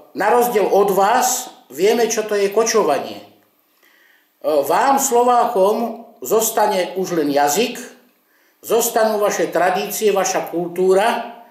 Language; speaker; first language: Slovak; non-native, local second language; Romany